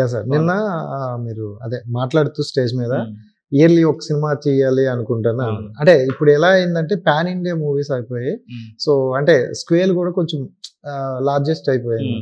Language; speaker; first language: Telugu; native; Telugu